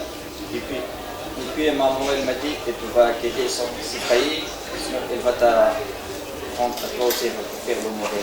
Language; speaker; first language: French; non-native, learner; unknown